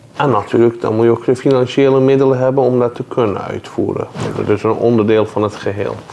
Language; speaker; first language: Dutch; non-native, fluent; Persian